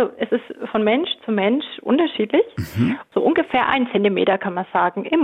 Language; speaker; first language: German; native; German